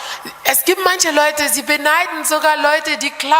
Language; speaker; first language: German; non-native, fluent; French